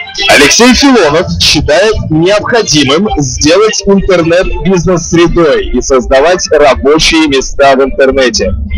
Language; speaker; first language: Russian; native; Russian